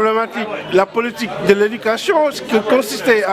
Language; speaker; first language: French; non-native, local second language; Wolof